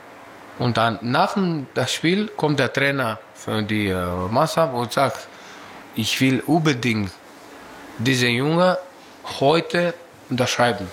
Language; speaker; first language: German; non-native, learner; Greek